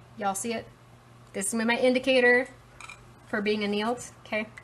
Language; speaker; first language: English; native; English